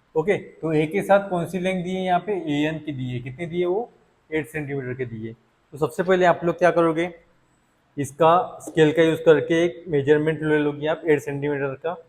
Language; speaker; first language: Hindi; non-native, local second language; Marathi